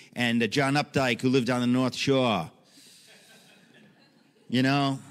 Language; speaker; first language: English; native; English